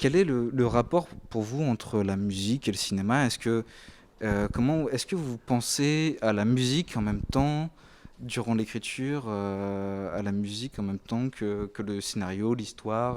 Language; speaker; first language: French; native; French